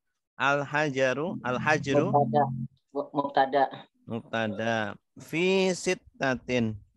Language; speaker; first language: Arabic; non-native, fluent; Indonesian